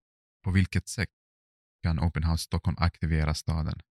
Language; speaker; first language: Swedish; non-native, fluent; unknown